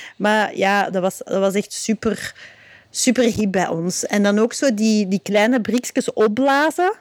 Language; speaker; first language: Dutch; native; Dutch